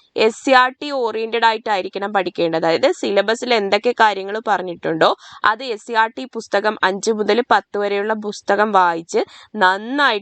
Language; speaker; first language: Malayalam; native; Malayalam